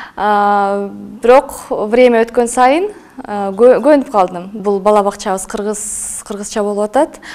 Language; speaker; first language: Kyrgyz; non-native, local second language; Russian